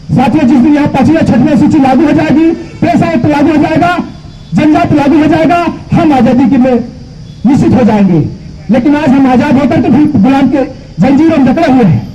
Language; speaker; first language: Hindi; native; Hindi